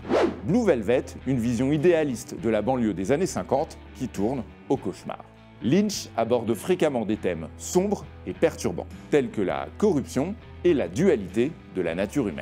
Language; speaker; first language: French; native; French